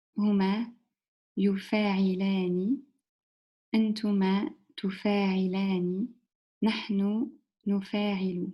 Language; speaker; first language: Arabic; non-native, learner; English